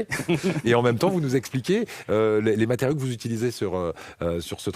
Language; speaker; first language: French; native; French